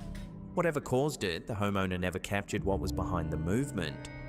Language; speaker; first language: English; native; English